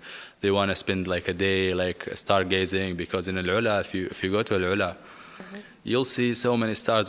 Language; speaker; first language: English; non-native, fluent; Arabic